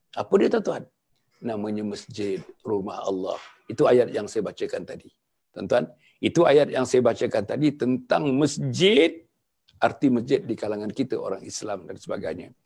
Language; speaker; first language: Malay; native; Malay